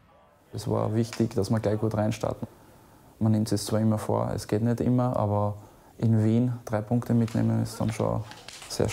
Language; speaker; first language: German; native; German